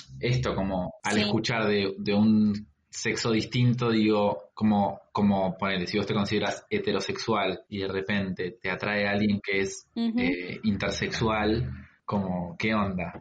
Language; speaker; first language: Spanish; native; Spanish